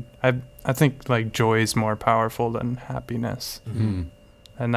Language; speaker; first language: English; native; English